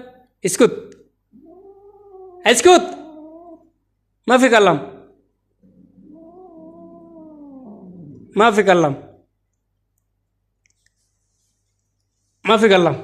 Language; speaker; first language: Arabic; non-native, learner; Bangla